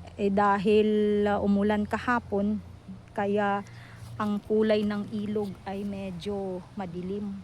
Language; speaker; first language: Filipino; non-native, local second language; Iloko